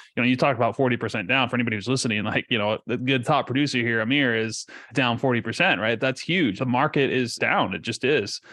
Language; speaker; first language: English; early bilingual, other home language; Spanish